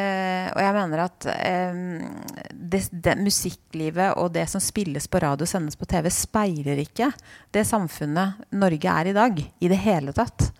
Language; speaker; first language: Norwegian; native; Norwegian